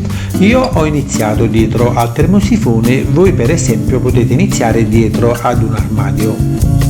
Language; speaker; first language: Italian; native; Italian